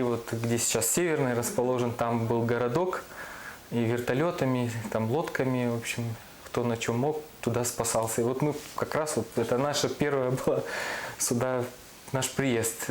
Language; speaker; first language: Russian; native; Russian